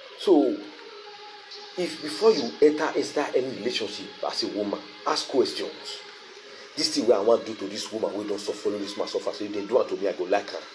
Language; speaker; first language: Nigerian Pidgin; non-native, local second language; Bini